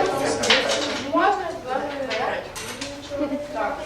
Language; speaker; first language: Russian; native; Russian